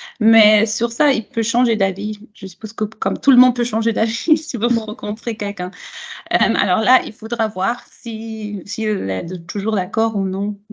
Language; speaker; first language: French; non-native, fluent; German